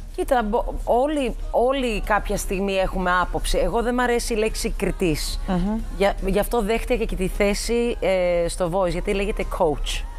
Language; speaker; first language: Greek; early bilingual, heritage; Greek